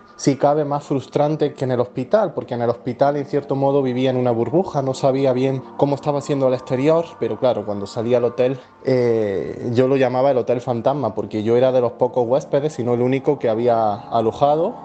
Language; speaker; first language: Spanish; native; Spanish